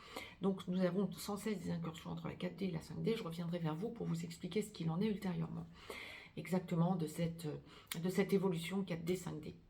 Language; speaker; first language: French; native; French